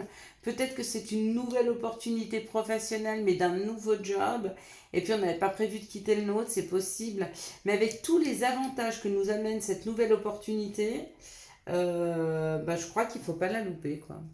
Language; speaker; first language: French; native; French